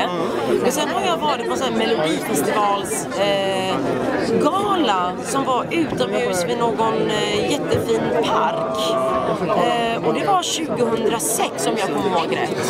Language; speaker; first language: Swedish; early bilingual, other home language; Greek